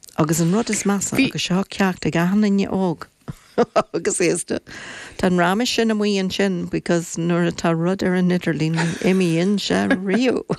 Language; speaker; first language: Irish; non-native, local second language; English